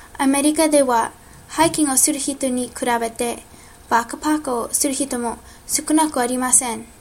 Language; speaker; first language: Japanese; non-native, learner; English